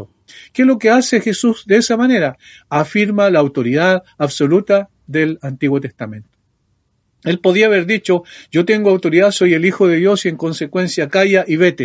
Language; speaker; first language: Spanish; native; Spanish